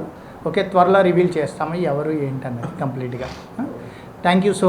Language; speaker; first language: Telugu; native; Telugu